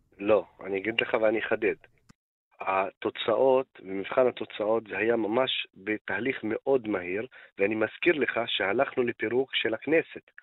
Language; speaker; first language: Hebrew; non-native, local second language; Arabic